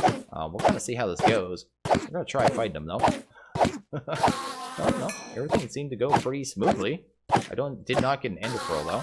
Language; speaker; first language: English; native; English